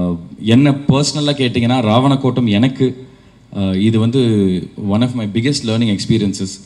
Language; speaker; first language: Tamil; native; Tamil